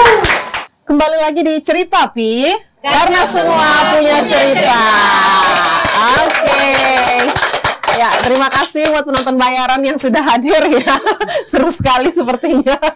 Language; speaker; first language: Indonesian; native; Indonesian